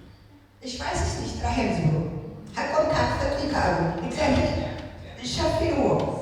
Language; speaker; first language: German; non-native, learner; Tigrinya